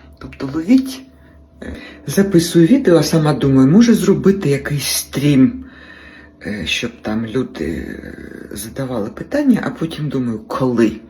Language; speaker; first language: Ukrainian; native; Ukrainian